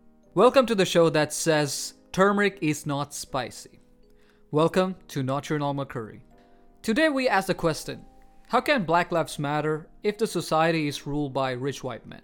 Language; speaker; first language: English; non-native, local second language; Malayalam